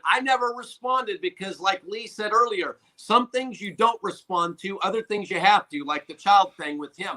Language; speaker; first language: English; native; English